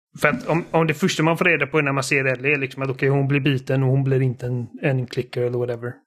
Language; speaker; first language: Swedish; native; Swedish